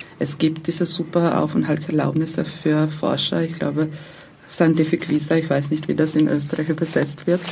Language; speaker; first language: German; non-native, fluent; Croatian